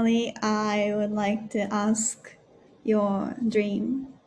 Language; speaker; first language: English; non-native, learner; Japanese